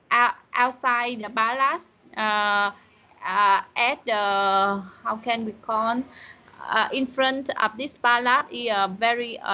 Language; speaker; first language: English; non-native, learner; Vietnamese